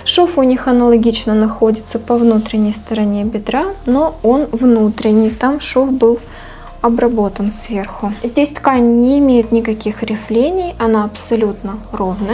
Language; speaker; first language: Russian; native; Russian